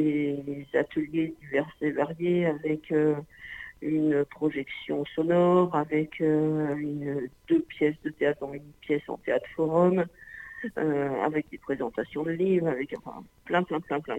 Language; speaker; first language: French; native; French